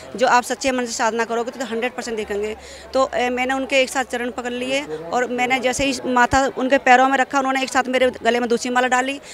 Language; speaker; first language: Hindi; native; Hindi